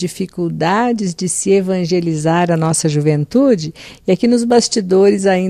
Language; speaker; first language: Portuguese; native; Portuguese